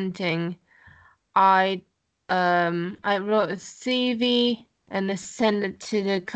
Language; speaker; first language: English; non-native, fluent; Japanese